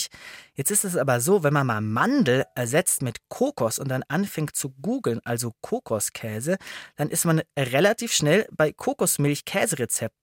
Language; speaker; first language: German; native; German